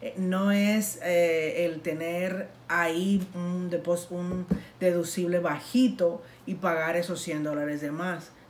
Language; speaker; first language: Spanish; native; Spanish